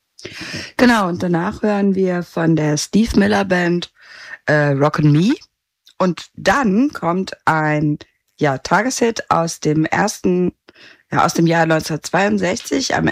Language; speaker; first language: German; native; German